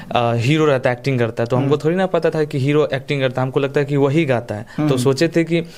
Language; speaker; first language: Hindi; native; Hindi